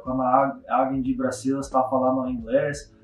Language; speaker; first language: Portuguese; non-native, learner; English